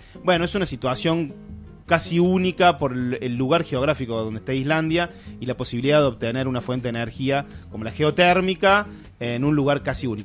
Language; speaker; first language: Spanish; native; Spanish